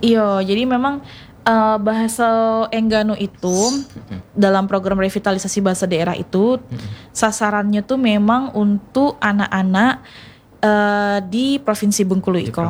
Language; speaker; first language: Indonesian; non-native, local second language; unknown